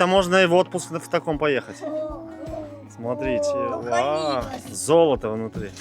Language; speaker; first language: Russian; native; Russian